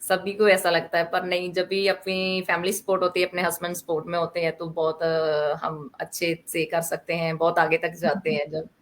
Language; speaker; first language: Hindi; non-native, local second language; Punjabi